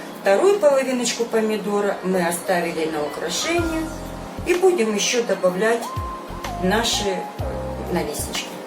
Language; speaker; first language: Russian; non-native, local second language; Ukrainian